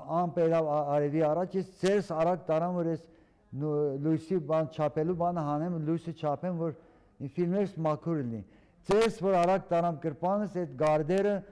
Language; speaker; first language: Armenian; early bilingual, heritage; Armenian